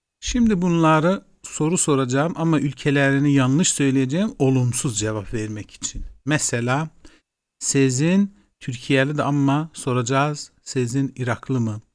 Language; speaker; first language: Turkish; non-native, fluent; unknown